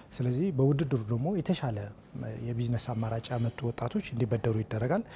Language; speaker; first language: Amharic; native; Amharic